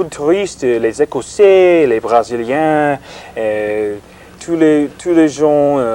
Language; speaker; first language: French; non-native, learner; English